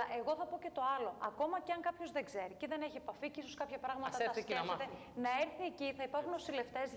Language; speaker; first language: Greek; native; Greek